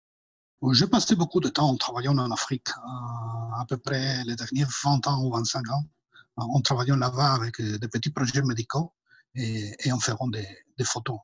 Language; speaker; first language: French; non-native, fluent; Spanish